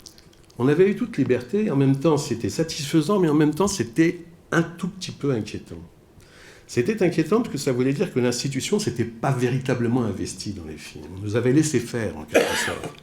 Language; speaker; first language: French; native; French